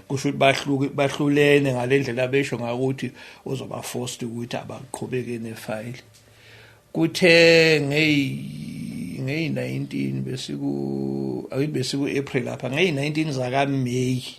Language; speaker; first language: Zulu; native; Zulu